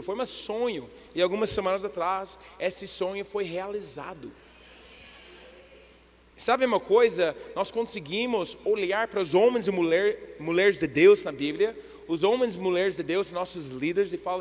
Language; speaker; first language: Portuguese; non-native, learner; English